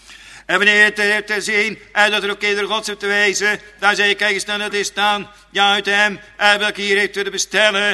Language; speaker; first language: Dutch; native; Dutch